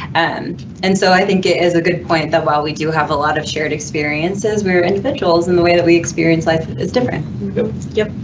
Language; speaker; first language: English; native; English